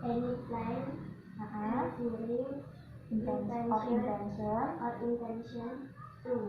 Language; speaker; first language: English; non-native, learner; Indonesian